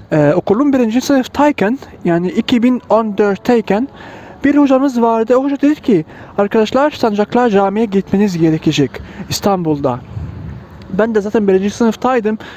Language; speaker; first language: Turkish; non-native, fluent; Arabic